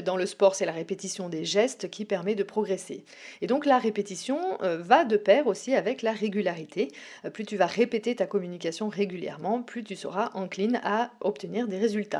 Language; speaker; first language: French; native; French